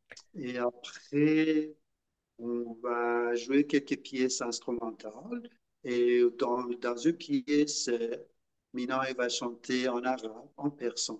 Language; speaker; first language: French; non-native, fluent; Persian